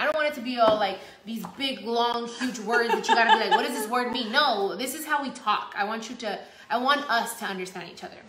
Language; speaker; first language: English; early bilingual, other home language; Spanish